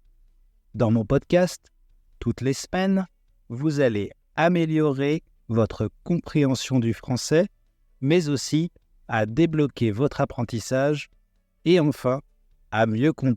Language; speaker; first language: French; native; French